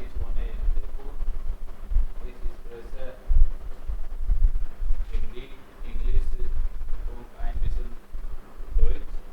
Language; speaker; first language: German; non-native, learner; Hindi